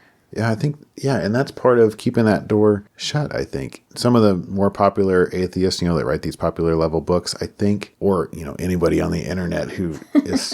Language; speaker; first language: English; native; English